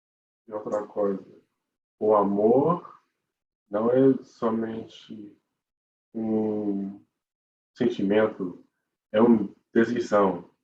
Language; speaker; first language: Portuguese; non-native, learner; English